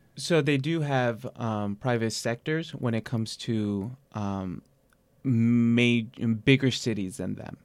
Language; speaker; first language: English; native; English